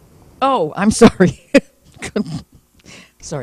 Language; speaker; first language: English; native; English